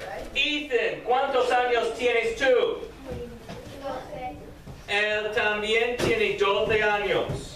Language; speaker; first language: Spanish; non-native, fluent; English